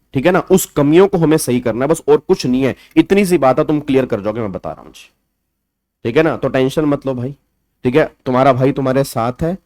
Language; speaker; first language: Hindi; native; Hindi